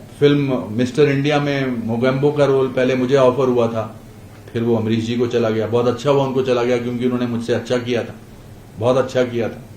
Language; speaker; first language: Hindi; native; Hindi